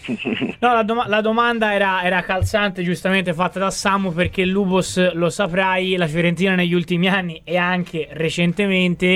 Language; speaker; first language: Italian; native; Italian